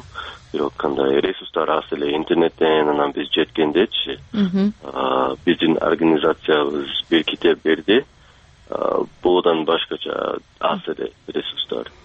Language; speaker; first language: Kyrgyz; non-native, learner; English